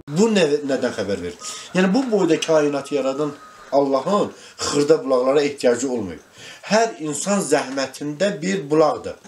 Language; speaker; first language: Azerbaijani; non-native, local second language; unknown